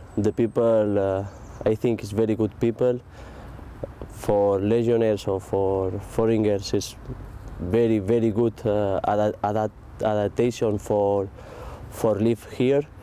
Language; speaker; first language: English; non-native, learner; Spanish